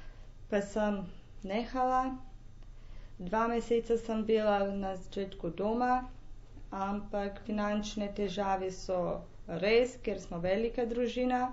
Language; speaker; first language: Slovenian; non-native, local second language; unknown